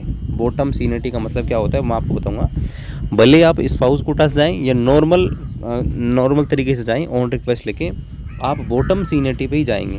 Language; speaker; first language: Hindi; native; Hindi